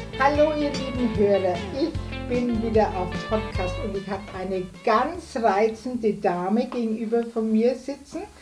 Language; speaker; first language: German; native; German